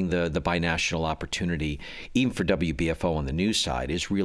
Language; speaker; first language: English; native; English